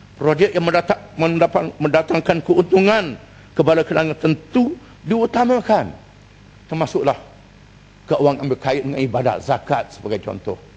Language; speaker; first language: Malay; native; Malay